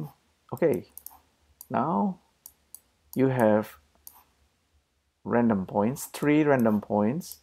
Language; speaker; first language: English; non-native, fluent; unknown